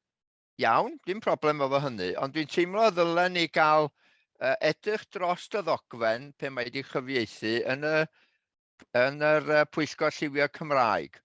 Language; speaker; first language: Welsh; native; Welsh